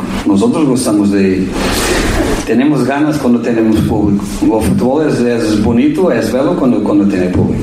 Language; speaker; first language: Portuguese; non-native, learner; Spanish